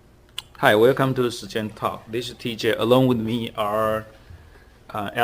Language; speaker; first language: English; non-native, learner; Chinese